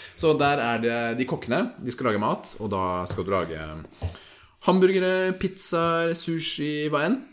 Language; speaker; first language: Norwegian; native; Norwegian